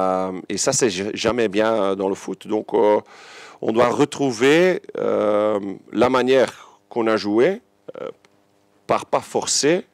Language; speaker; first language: French; non-native, local second language; Dutch